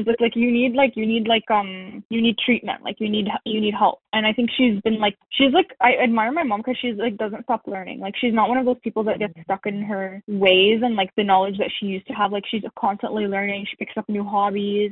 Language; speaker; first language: English; native; English